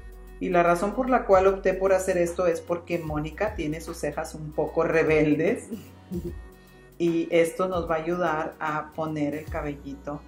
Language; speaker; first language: Spanish; native; Spanish